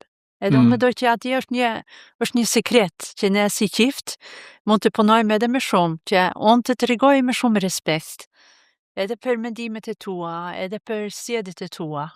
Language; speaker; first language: Albanian; non-native, fluent; Norwegian